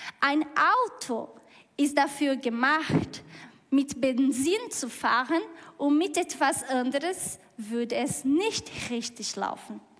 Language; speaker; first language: German; non-native, learner; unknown